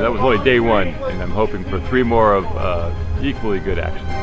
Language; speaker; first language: English; native; English